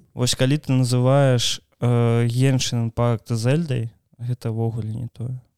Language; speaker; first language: Belarusian; non-native, local second language; Russian